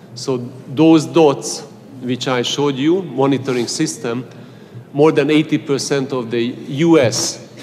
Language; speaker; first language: English; non-native, fluent; Hungarian